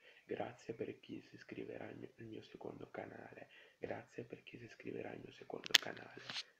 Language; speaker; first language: Italian; native; Italian